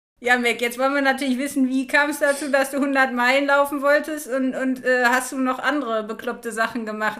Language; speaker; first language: German; native; German